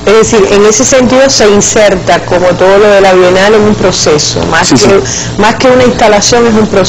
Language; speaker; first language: Spanish; native; Spanish